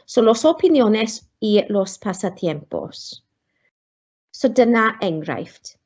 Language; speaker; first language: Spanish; non-native, fluent; Welsh